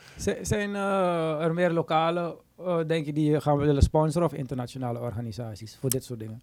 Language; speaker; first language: Dutch; native; Dutch